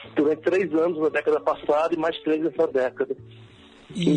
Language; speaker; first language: Portuguese; native; Portuguese